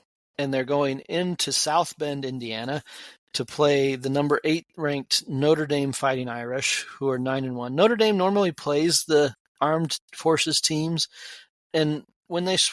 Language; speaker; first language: English; native; English